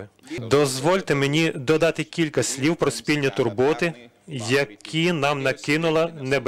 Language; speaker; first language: Ukrainian; non-native, learner; Lithuanian